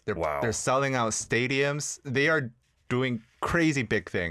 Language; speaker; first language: English; early bilingual, other home language; Korean